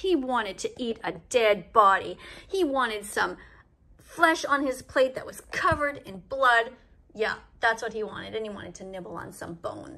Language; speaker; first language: English; native; English